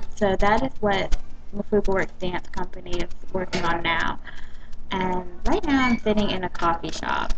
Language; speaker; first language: English; native; English